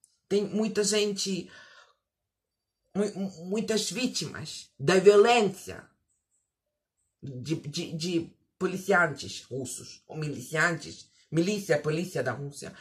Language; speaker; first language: Portuguese; non-native, fluent; Russian